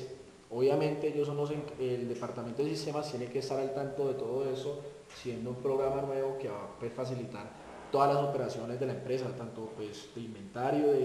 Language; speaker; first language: Spanish; native; Spanish